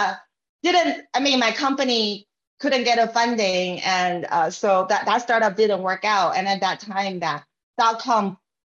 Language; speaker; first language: English; non-native, fluent; Chinese